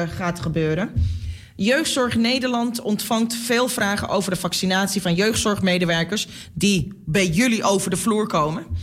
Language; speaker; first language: Dutch; native; Dutch